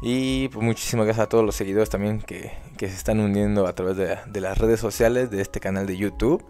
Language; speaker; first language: Spanish; native; Spanish